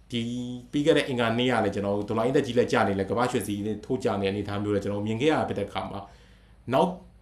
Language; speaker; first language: Burmese; native; Burmese